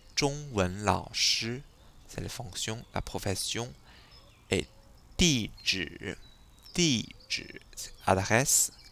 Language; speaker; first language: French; non-native, fluent; Chinese